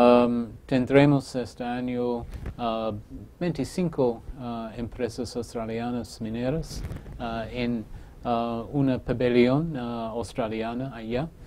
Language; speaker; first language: Spanish; non-native, fluent; English